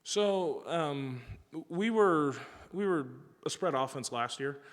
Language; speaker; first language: English; native; English